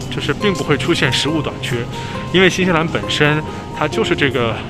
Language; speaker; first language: Chinese; native; Chinese